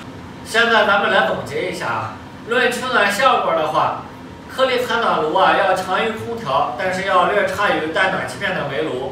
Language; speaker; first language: Chinese; native; Chinese